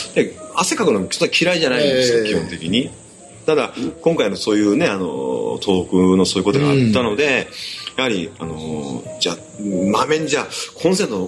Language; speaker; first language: Japanese; native; Japanese